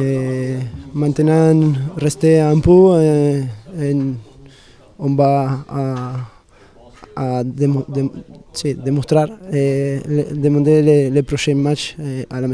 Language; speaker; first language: French; non-native, learner; Spanish